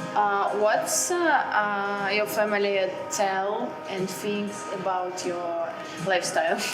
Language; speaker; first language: English; non-native, learner; Russian